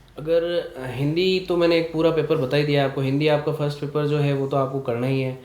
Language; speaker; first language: Hindi; native; Hindi